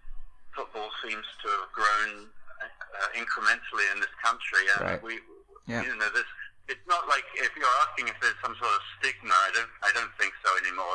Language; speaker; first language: English; native; English